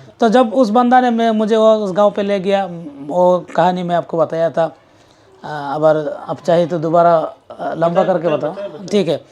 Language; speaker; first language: Urdu; non-native, fluent; Bangla